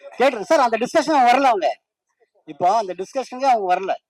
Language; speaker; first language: Tamil; native; Tamil